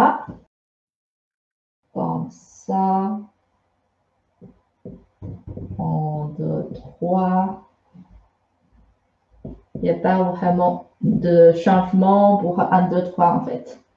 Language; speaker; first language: French; non-native, fluent; Chinese